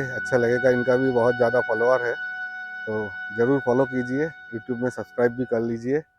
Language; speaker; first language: Hindi; non-native, local second language; Bangla